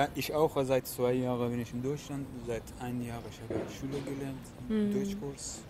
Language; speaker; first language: German; non-native, learner; Persian